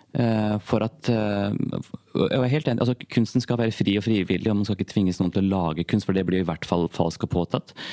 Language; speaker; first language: Norwegian; early bilingual, other home language; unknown